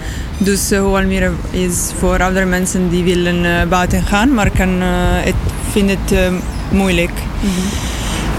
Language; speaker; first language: Dutch; non-native, learner; Italian